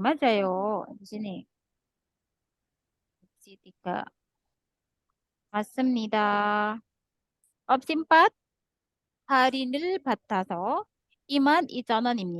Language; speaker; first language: Korean; non-native, fluent; Indonesian